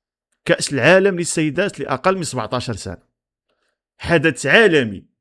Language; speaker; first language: Arabic; native; Arabic